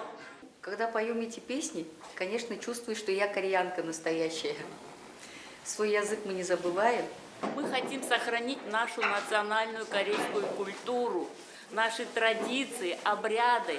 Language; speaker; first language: Russian; native; Russian